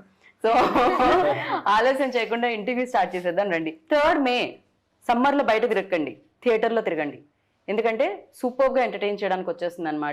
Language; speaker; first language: Telugu; native; Telugu